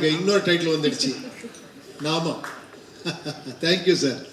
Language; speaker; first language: Tamil; non-native, fluent; Kannada